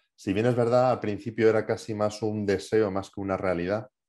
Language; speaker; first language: Spanish; native; Spanish